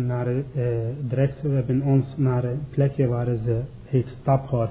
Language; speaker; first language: Dutch; non-native, learner; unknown